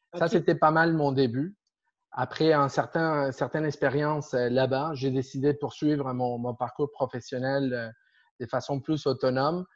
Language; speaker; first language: French; non-native, fluent; Spanish